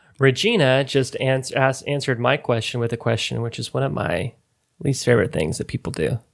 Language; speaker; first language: English; native; English